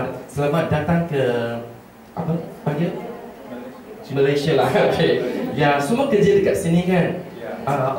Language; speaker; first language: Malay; non-native, local second language; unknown